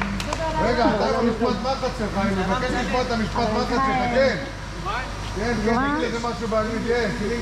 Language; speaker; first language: Hebrew; native; Hebrew